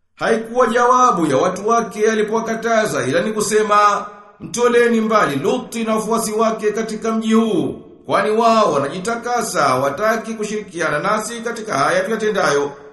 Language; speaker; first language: Swahili; native; Swahili